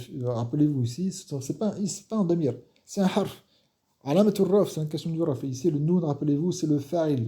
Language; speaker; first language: French; non-native, fluent; Arabic